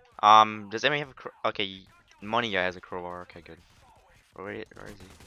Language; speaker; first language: English; non-native, fluent; Swedish